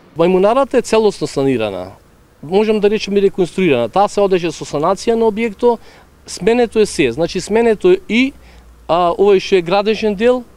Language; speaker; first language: Macedonian; native; Macedonian